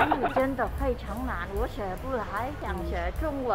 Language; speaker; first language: Chinese; non-native, learner; Vietnamese